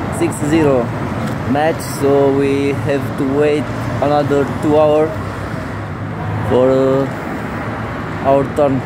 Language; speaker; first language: English; non-native, learner; Romanian